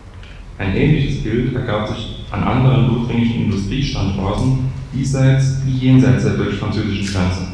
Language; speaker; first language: German; native; German